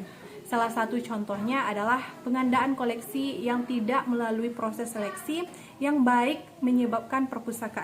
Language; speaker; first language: Indonesian; native; Indonesian